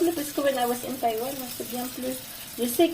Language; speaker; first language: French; non-native, learner; Filipino